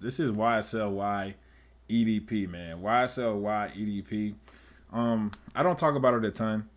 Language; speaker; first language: English; native; English